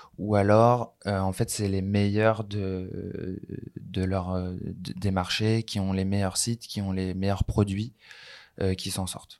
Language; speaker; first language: French; native; French